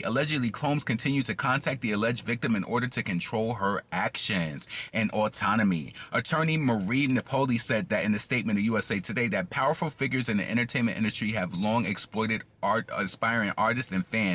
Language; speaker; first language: English; native; English